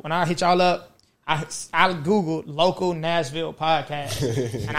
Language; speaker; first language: English; native; English